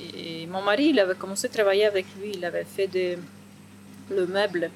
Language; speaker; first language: French; non-native, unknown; Ukrainian